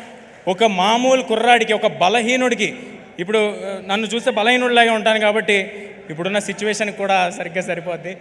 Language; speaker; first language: Telugu; native; Telugu